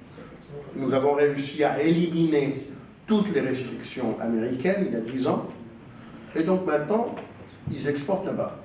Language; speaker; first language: French; non-native, fluent; Spanish